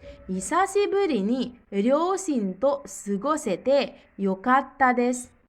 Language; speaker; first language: Japanese; non-native, fluent; Nepali